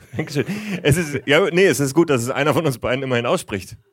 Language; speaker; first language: German; native; German